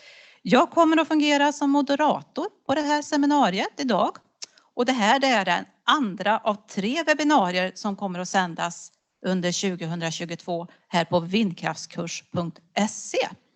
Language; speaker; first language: Swedish; native; Swedish